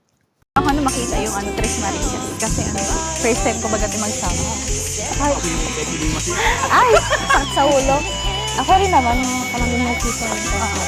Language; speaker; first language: Filipino; non-native, local second language; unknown